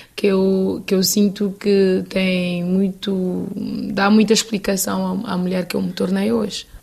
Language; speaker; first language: Portuguese; non-native, local second language; Kabuverdianu